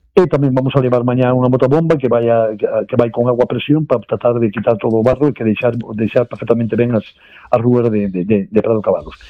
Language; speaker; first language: Galician; native; Galician